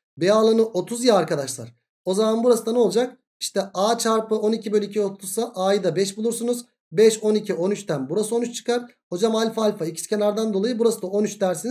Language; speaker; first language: Turkish; native; Turkish